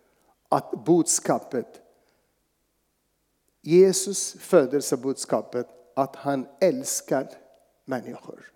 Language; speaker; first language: Swedish; non-native, fluent; Arabic